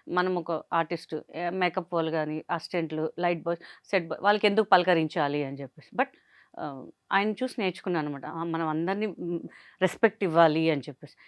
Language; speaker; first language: Telugu; non-native, local second language; Hindi